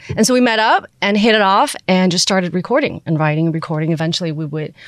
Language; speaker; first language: English; early bilingual, other home language; Chinese